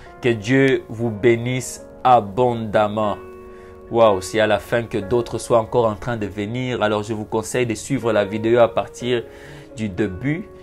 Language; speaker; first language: French; non-native, local second language; Lingala